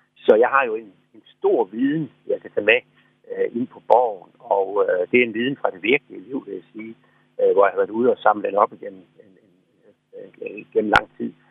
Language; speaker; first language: Danish; native; Danish